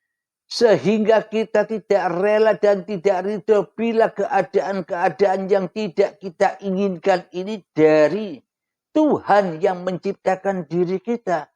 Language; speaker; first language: Indonesian; non-native, local second language; Javanese